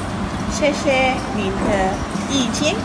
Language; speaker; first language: Chinese; non-native, learner; Malay